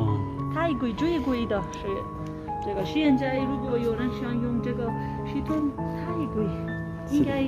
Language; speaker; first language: Chinese; non-native, learner; Persian